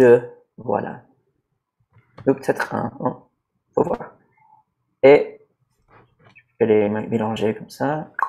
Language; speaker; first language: French; non-native, learner; English